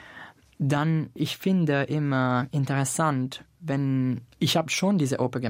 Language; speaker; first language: German; non-native, learner; Italian